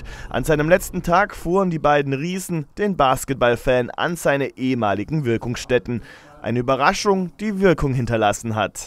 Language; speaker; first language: German; native; German